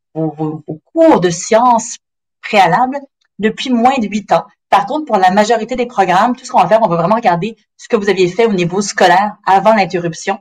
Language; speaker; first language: French; native; French